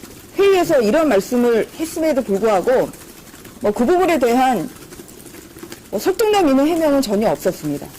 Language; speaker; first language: Korean; native; Korean